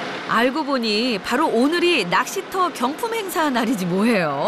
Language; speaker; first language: Korean; native; Korean